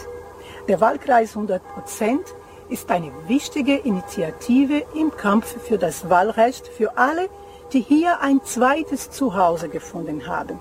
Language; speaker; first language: German; non-native, fluent; Portuguese